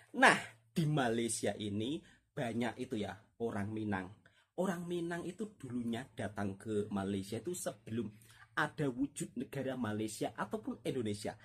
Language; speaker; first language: Indonesian; native; Indonesian